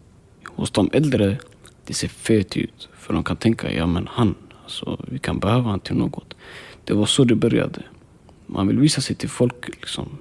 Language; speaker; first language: Swedish; early bilingual, other home language; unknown